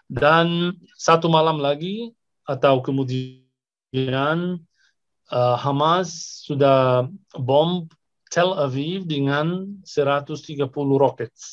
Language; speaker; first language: Indonesian; non-native, fluent; Arabic